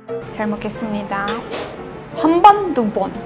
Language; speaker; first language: Korean; non-native, learner; Portuguese